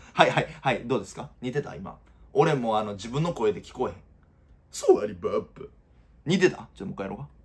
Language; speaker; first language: Japanese; native; Japanese